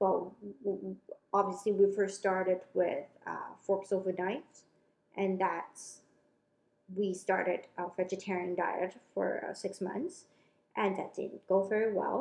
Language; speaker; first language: English; non-native, local second language; Cantonese